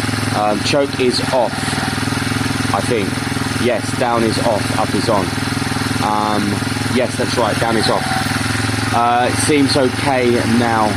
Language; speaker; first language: English; native; English